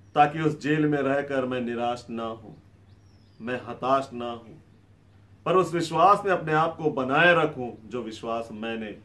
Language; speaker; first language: Hindi; native; Hindi